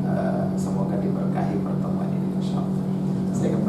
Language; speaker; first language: Indonesian; native; Indonesian